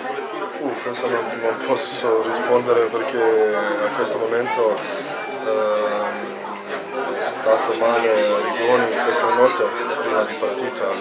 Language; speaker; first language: Italian; non-native, learner; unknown